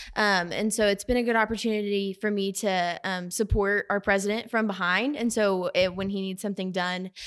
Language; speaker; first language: English; native; English